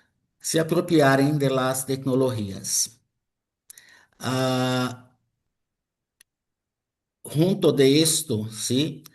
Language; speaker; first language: Spanish; non-native, fluent; Portuguese